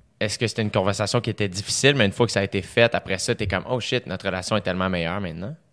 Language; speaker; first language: French; native; French